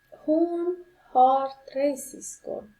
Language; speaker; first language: Swedish; non-native, learner; Persian